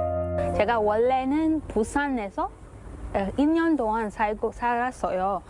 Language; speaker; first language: Korean; non-native, learner; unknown